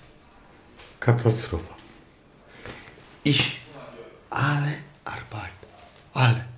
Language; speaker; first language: German; non-native, learner; Polish